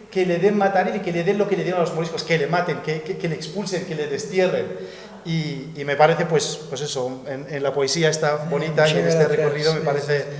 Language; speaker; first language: Spanish; native; Spanish